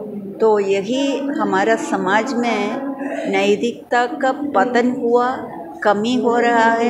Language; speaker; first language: Hindi; non-native, local second language; Malayalam